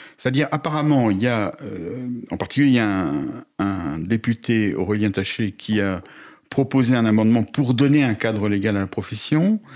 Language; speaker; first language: French; native; French